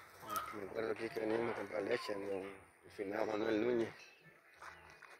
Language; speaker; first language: Spanish; native; Spanish